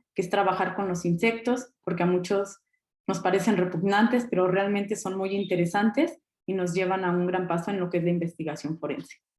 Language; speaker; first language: Spanish; native; Spanish